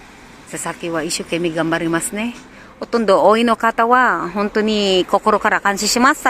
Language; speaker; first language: Japanese; non-native, learner; Filipino